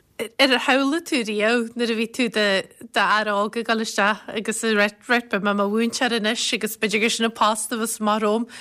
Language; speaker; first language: Irish; native; Irish